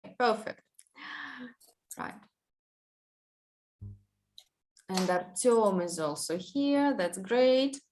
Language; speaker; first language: English; non-native, fluent; Russian